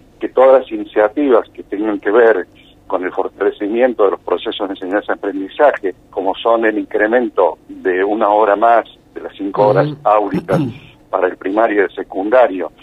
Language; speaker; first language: Spanish; native; Spanish